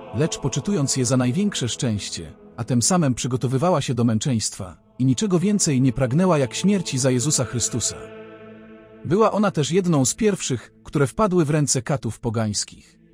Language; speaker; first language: Polish; native; Polish